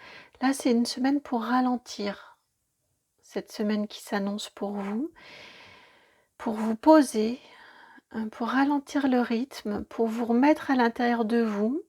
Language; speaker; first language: French; native; French